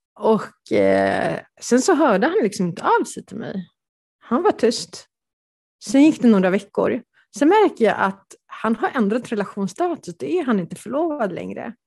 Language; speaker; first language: Swedish; early bilingual, other home language; Polish